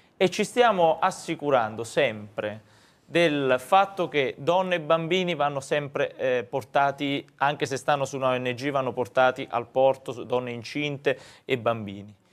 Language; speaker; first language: Italian; native; Italian